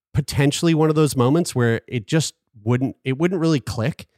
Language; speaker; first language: English; native; English